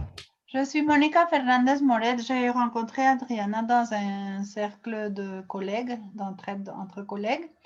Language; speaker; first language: French; non-native, fluent; Spanish